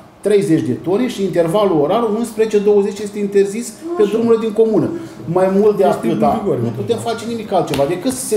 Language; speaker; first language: Romanian; native; Romanian